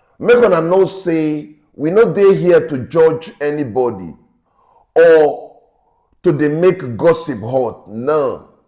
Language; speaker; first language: Nigerian Pidgin; native; Nigerian Pidgin